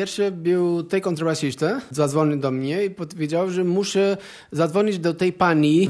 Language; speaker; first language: Polish; non-native, learner; Portuguese